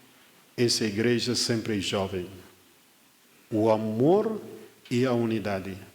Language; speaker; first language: Portuguese; non-native, fluent; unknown